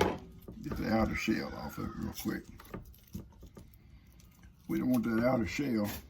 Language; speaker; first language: English; native; English